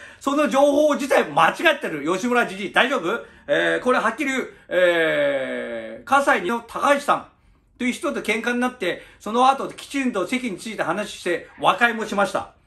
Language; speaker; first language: Japanese; early bilingual, other home language; Chinese